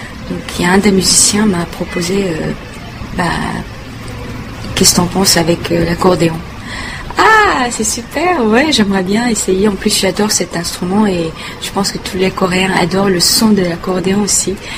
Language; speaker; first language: French; non-native, fluent; Korean